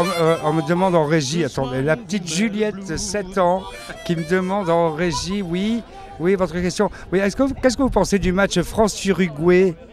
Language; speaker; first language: French; native; French